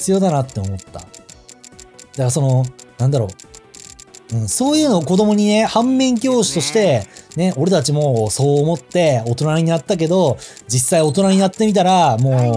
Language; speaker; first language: Japanese; native; Japanese